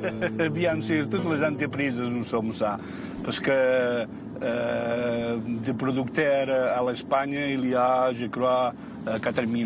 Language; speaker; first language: French; non-native, fluent; Spanish